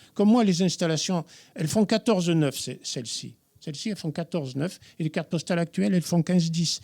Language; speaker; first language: French; native; French